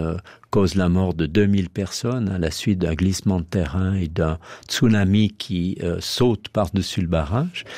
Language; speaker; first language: French; native; French